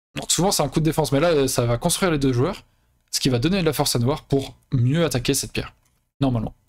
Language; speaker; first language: French; native; French